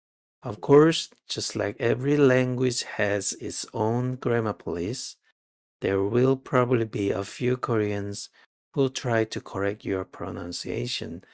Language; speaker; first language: English; non-native, fluent; Korean